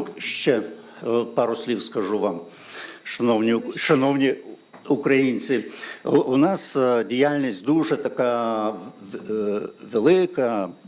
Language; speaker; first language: Ukrainian; non-native, fluent; Lithuanian